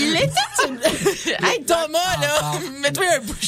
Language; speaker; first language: French; native; French